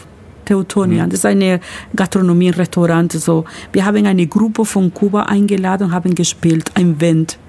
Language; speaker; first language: German; non-native, learner; Spanish